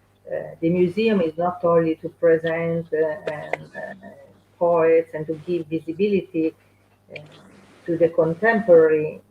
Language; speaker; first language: English; non-native, fluent; Italian